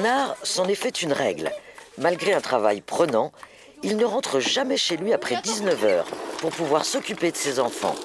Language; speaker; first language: French; native; French